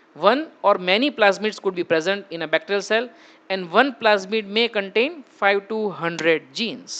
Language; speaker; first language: English; non-native, local second language; Gujarati